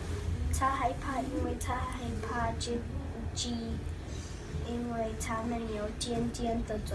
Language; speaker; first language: Chinese; non-native, learner; English